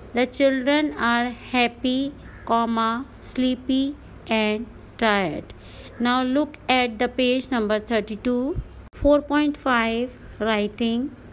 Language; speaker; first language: English; non-native, local second language; Urdu